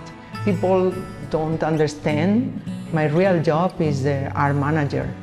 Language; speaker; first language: English; non-native, fluent; Spanish